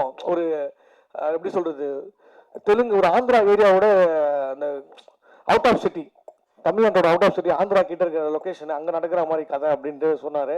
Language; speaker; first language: Tamil; native; Tamil